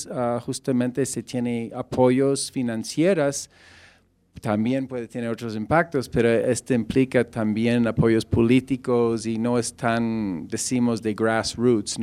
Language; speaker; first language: Spanish; non-native, fluent; English